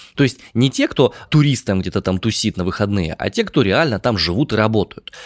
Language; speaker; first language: Russian; native; Russian